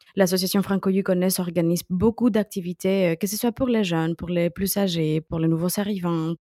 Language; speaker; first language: French; non-native, fluent; Spanish